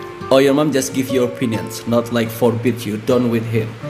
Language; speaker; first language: English; non-native, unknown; Indonesian